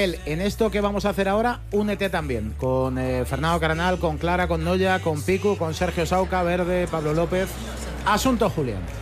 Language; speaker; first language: Spanish; native; Spanish